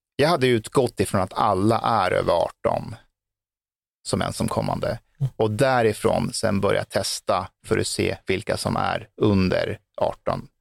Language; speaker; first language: Swedish; early bilingual, other home language; Persian